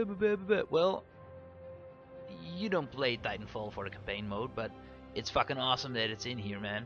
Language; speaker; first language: English; non-native, fluent; Dutch